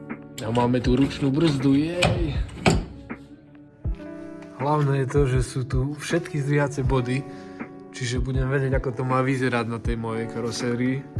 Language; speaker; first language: Slovak; native; Slovak